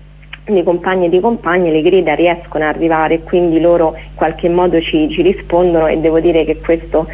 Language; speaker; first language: Italian; native; Italian